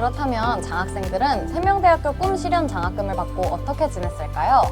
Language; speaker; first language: Korean; native; Korean